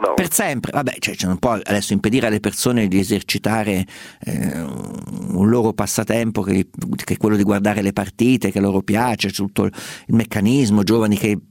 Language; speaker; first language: Italian; native; Italian